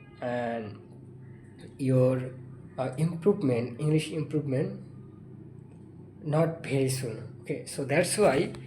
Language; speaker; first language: English; non-native, learner; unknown